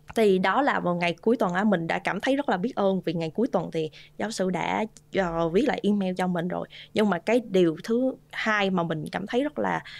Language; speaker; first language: Vietnamese; native; Vietnamese